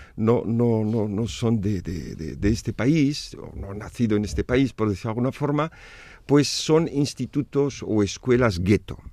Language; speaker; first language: Spanish; non-native, fluent; Arabic